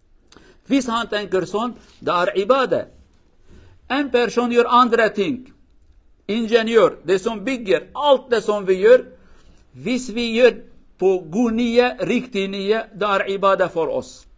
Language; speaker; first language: Swedish; non-native, learner; Kurdish